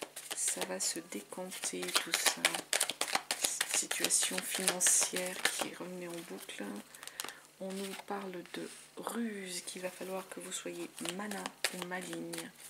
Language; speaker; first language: French; native; French